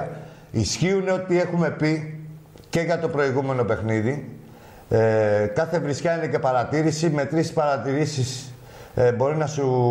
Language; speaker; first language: Greek; native; Greek